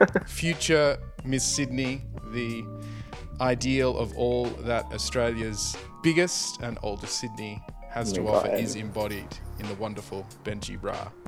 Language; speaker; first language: English; native; English